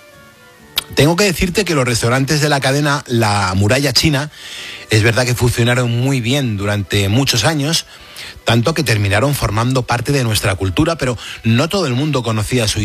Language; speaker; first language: Spanish; native; Spanish